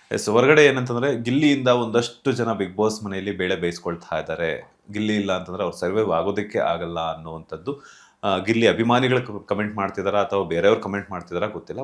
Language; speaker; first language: Kannada; native; Kannada